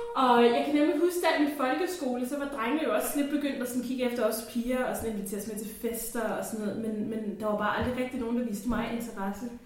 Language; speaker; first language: Danish; early bilingual, other home language; English